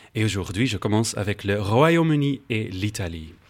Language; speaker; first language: French; native; French